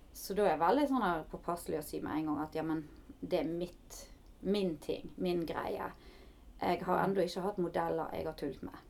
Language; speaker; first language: Norwegian; native; Norwegian